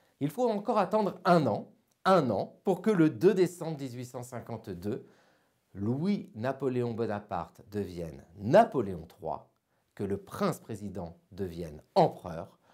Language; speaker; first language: French; native; French